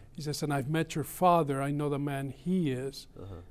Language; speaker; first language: English; early bilingual, other home language; Spanish